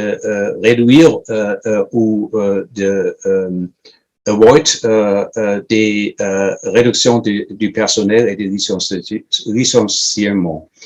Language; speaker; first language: French; non-native, fluent; German